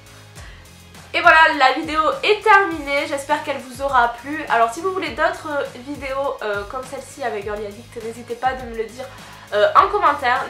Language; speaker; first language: French; native; French